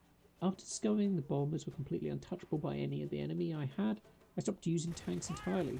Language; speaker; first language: English; native; English